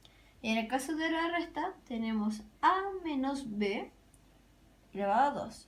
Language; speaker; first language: Spanish; native; Spanish